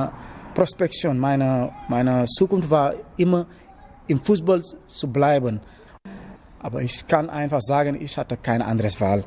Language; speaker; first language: German; non-native, learner; Wolof